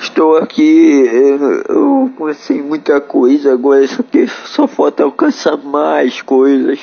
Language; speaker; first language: Portuguese; native; Portuguese